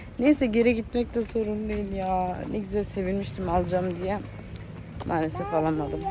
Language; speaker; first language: Turkish; early bilingual, heritage; Turkish